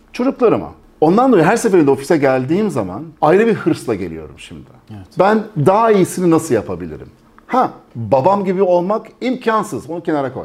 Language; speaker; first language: Turkish; early bilingual, heritage; Turkish